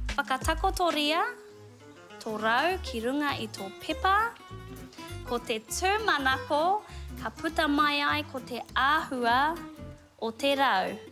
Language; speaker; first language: Māori; native; Māori